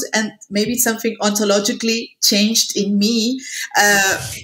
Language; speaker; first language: English; non-native, fluent; Spanish